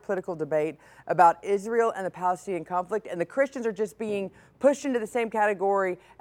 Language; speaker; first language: English; native; English